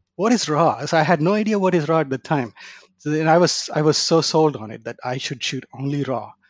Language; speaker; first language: English; non-native, local second language; Tamil